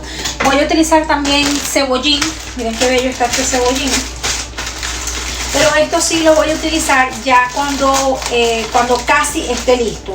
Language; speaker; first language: Spanish; native; Spanish